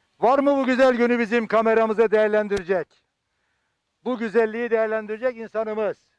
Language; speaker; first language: Turkish; native; Turkish